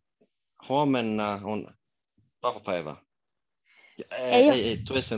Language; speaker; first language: Finnish; non-native, learner; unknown